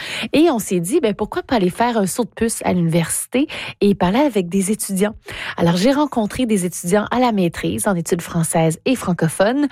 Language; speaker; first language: French; native; French